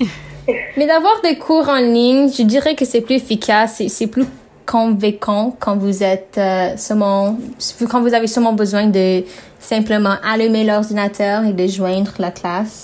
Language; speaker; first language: French; non-native, learner; English